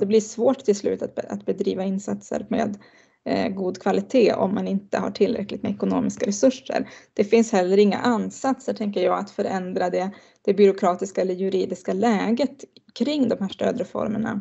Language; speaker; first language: Swedish; native; Swedish